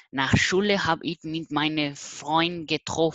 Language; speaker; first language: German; non-native, learner; Portuguese